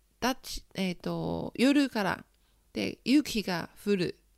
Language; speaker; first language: Japanese; non-native, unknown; Chinese